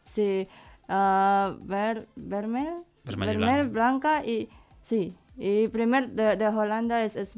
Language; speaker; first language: Catalan; non-native, learner; Indonesian